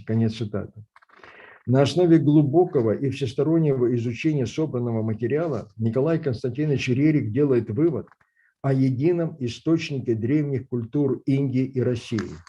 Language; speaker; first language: Russian; native; Russian